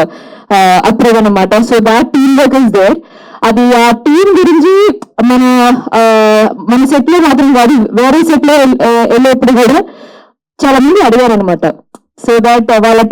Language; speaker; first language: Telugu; non-native, local second language; Malayalam